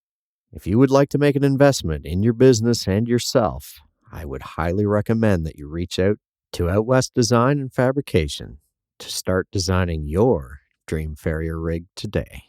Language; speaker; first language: English; native; English